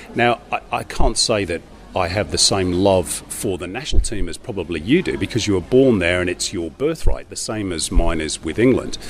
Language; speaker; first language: English; native; English